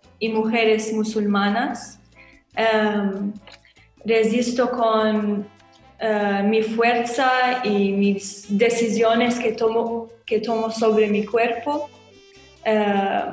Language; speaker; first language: Spanish; non-native, learner; Arabic